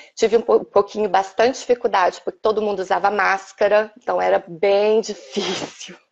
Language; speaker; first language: Portuguese; native; Portuguese